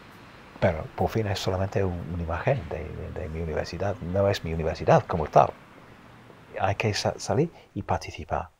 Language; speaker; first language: Spanish; non-native, fluent; English